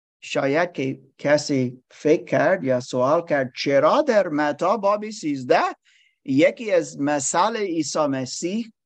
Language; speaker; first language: Persian; non-native, learner; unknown